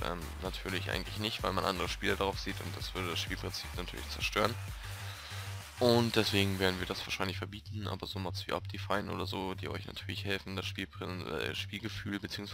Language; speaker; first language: German; native; German